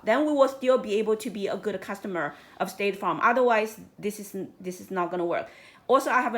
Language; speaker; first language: English; non-native, fluent; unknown